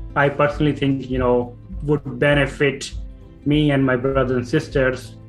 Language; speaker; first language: English; non-native, local second language; Punjabi